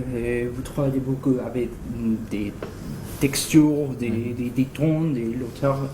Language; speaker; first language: French; non-native, fluent; Spanish